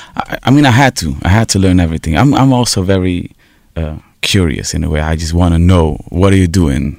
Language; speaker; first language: English; early bilingual, heritage; Portuguese